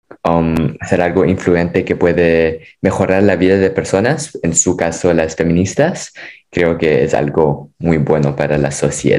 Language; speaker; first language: Spanish; non-native, fluent; English